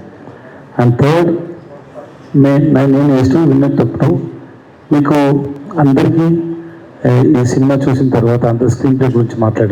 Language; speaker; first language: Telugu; non-native, learner; Tamil